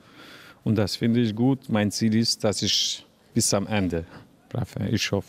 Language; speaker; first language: German; non-native, learner; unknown